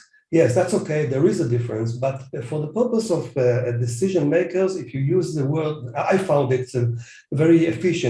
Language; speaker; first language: English; non-native, fluent; Hebrew